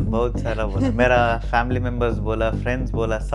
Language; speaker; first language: Hindi; non-native, local second language; Telugu